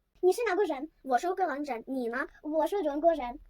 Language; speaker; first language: Chinese; non-native, learner; Ukrainian